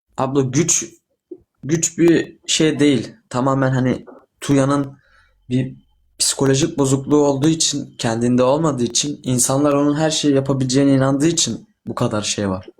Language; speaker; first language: Turkish; native; Turkish